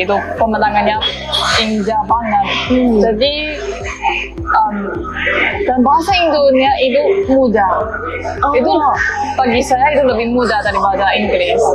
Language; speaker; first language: Indonesian; non-native, learner; Chinese